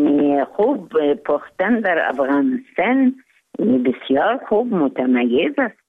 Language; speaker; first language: Persian; non-native, fluent; Arabic